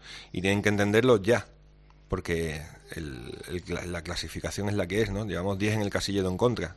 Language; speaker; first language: Spanish; native; Spanish